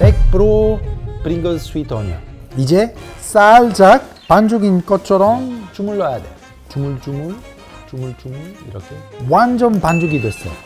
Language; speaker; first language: Korean; non-native, fluent; Italian